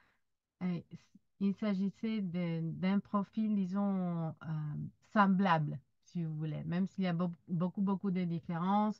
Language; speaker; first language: French; non-native, fluent; Spanish